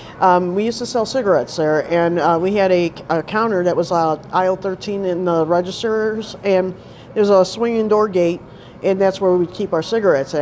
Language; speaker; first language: English; native; English